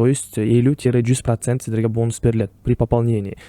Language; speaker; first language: Russian; non-native, local second language; Kyrgyz